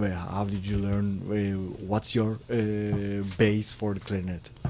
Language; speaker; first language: English; non-native, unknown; Turkish